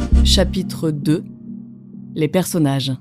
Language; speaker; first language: French; native; French